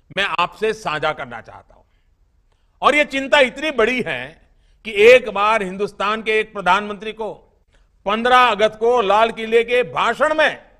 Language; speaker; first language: Hindi; non-native, local second language; Gujarati